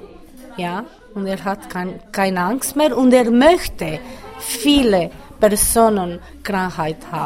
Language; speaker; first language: German; non-native, learner; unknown